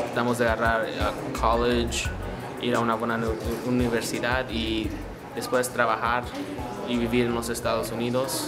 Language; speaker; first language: Spanish; early bilingual, other home language; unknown